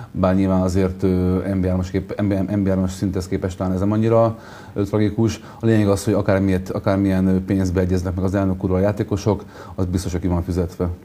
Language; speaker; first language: Hungarian; native; Hungarian